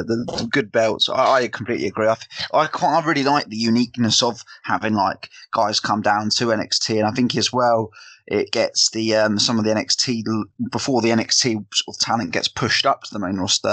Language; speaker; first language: English; native; English